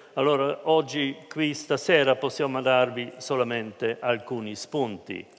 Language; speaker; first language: Italian; non-native, fluent; German